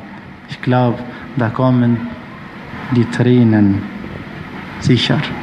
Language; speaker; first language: German; non-native, fluent; Arabic